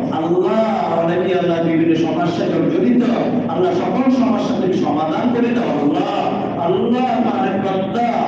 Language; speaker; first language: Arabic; non-native, fluent; Bangla